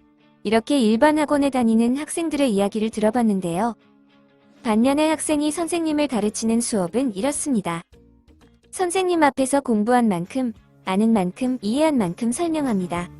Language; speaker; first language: Korean; native; Korean